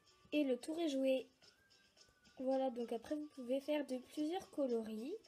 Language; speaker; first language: French; native; French